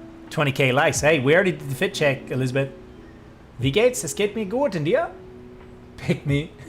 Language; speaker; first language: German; non-native, learner; English